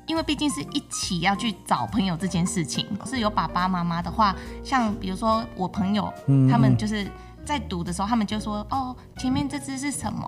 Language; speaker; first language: Chinese; native; Chinese